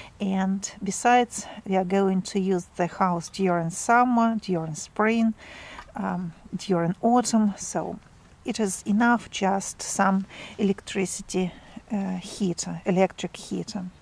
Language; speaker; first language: English; non-native, fluent; Russian